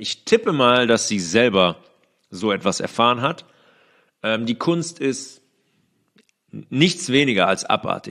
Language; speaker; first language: German; native; German